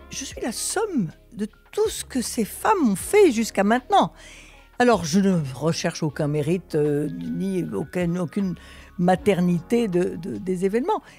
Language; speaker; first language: French; early bilingual, other home language; Russian